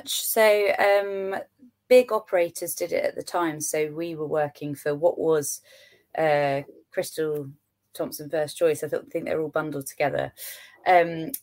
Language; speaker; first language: English; native; English